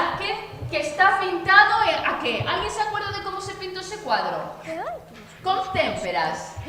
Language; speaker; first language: Spanish; native; Spanish